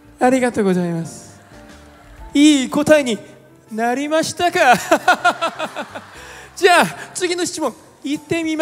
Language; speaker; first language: Japanese; non-native, fluent; Korean